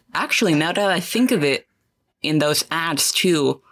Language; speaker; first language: English; non-native, fluent; Finnish